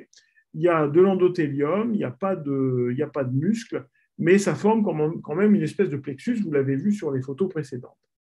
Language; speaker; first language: French; native; French